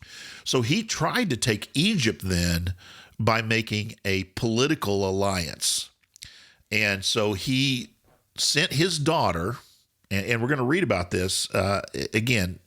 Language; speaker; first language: English; native; English